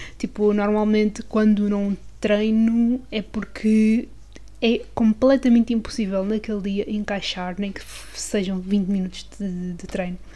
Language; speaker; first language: Portuguese; native; Portuguese